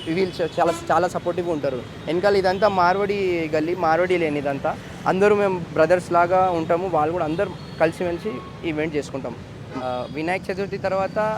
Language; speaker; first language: Telugu; native; Telugu